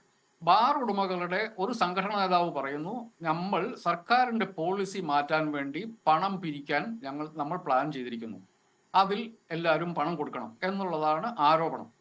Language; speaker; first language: Malayalam; native; Malayalam